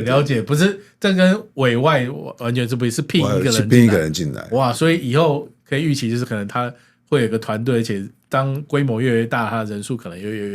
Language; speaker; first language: Chinese; native; Chinese